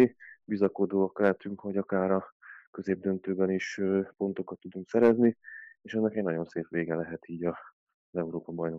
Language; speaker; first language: Hungarian; native; Hungarian